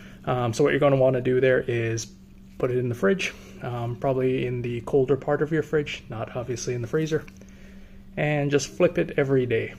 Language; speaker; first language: English; native; English